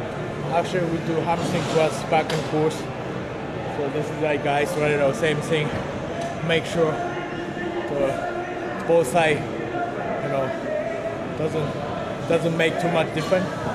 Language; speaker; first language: English; non-native, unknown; Japanese